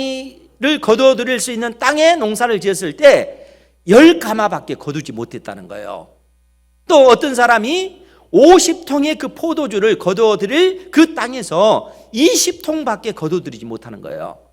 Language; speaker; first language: Korean; native; Korean